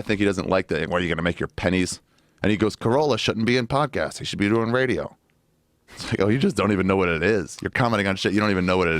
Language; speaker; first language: English; native; English